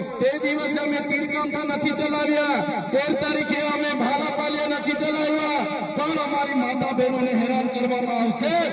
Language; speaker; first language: Gujarati; non-native, local second language; Bhili